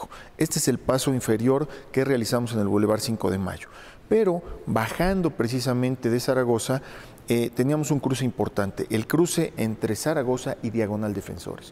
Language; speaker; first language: Spanish; native; Spanish